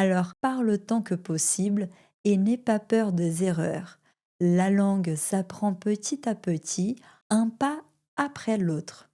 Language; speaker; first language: French; non-native, fluent; Portuguese